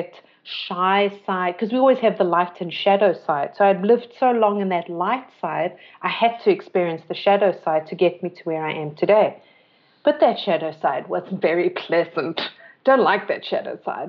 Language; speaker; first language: English; native; English